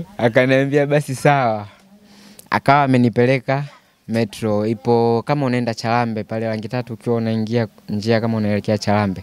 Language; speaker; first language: Swahili; native; Swahili